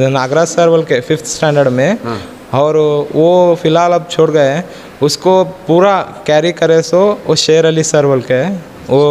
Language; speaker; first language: Hindi; non-native, local second language; Kannada